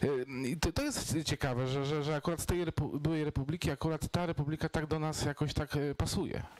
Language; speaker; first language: Polish; native; Polish